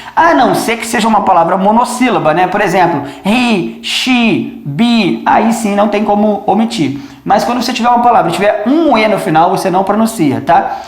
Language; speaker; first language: Portuguese; native; Portuguese